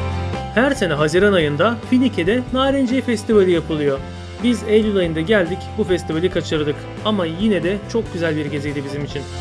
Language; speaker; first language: Turkish; native; Turkish